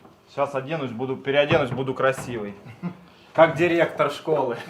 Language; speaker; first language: Russian; native; Russian